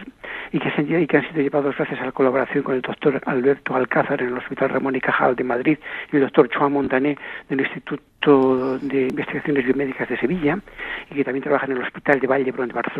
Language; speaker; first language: Spanish; native; Spanish